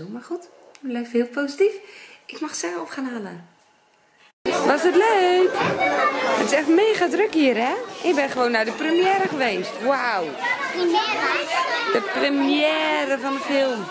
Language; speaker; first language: Dutch; native; Dutch